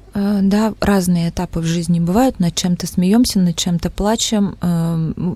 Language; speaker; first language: Russian; native; Russian